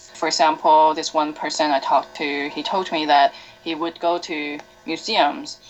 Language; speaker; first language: English; non-native, local second language; Cantonese